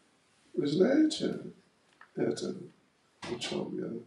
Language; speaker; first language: Russian; non-native, learner; English